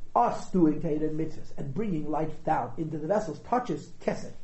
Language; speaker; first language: English; native; English